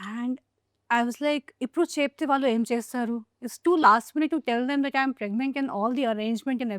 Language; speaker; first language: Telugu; non-native, local second language; Hindi